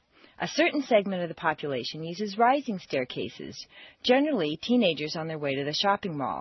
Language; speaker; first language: English; native; English